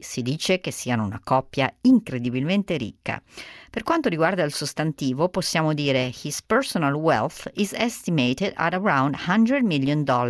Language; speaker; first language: Italian; native; Italian